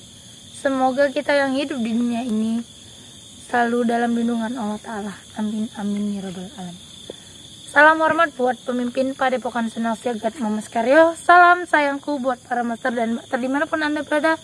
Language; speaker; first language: Indonesian; native; Indonesian